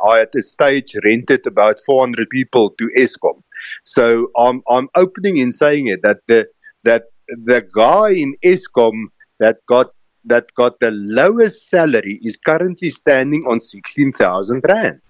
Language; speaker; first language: English; non-native, local second language; Afrikaans